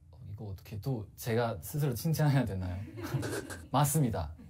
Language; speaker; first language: Korean; non-native, learner; Chinese